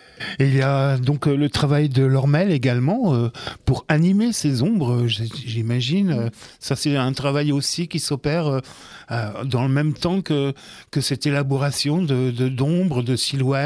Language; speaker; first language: French; native; French